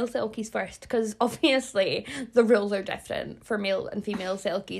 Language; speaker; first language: English; native; English